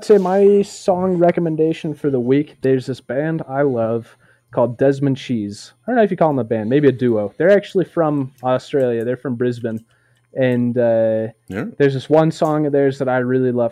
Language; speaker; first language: English; native; English